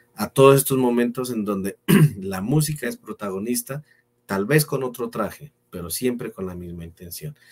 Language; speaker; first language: Spanish; native; Spanish